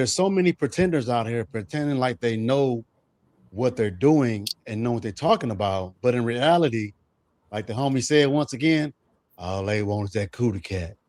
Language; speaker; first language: English; native; English